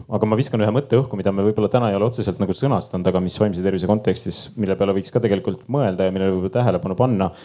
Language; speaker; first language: Estonian; native; Estonian